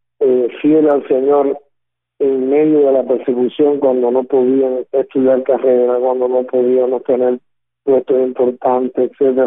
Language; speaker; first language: Spanish; native; Spanish